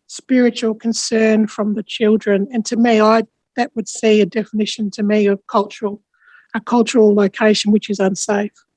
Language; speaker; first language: English; native; English